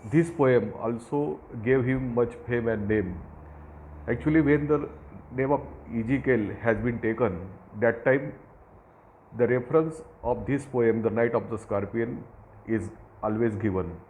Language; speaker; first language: English; non-native, local second language; Marathi